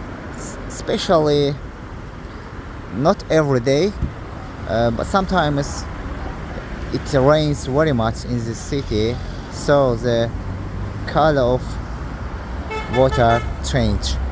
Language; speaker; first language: English; non-native, learner; Azerbaijani